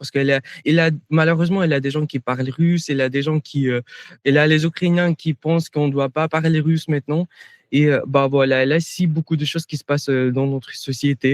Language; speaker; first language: French; non-native, fluent; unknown